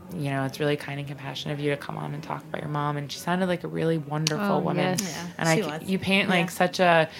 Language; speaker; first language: English; native; English